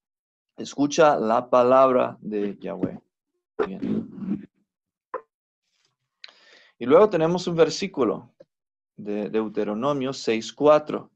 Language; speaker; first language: Spanish; non-native, fluent; English